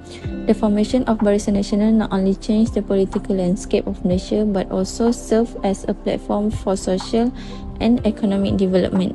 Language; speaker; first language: English; non-native, local second language; Malay